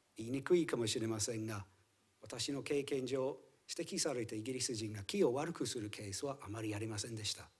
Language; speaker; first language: Japanese; non-native, fluent; English